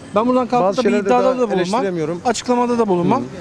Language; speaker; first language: Turkish; native; Turkish